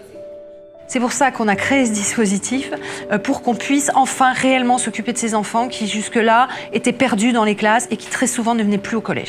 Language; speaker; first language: French; native; French